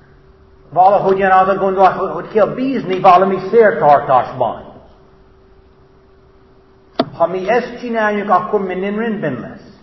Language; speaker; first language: Hungarian; non-native, fluent; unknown